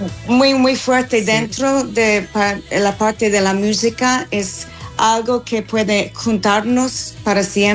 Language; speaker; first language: Spanish; non-native, fluent; English